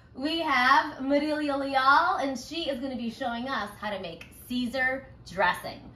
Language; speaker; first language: English; early bilingual, other home language; Portuguese